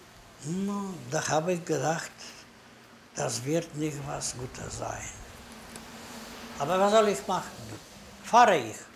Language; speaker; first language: German; non-native, learner; Polish